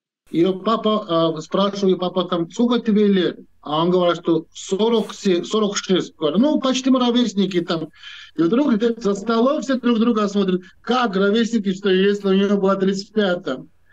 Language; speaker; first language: Russian; non-native, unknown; Turkish